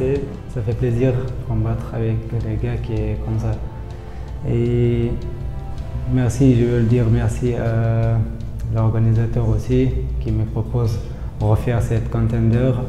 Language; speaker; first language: French; non-native, learner; Chechen